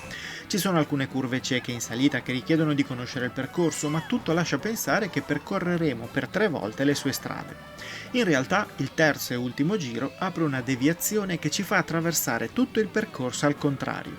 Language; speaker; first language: Italian; native; Italian